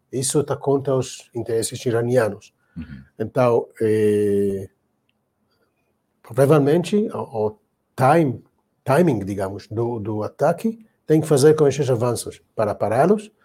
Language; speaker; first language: Portuguese; non-native, learner; Hebrew